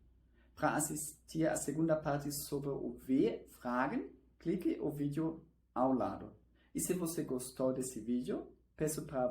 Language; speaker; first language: Portuguese; non-native, fluent; German